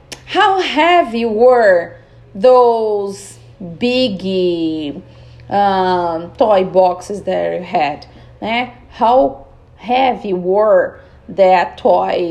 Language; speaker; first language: English; non-native, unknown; Portuguese